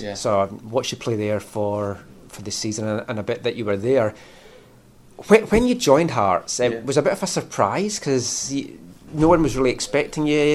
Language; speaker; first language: English; native; English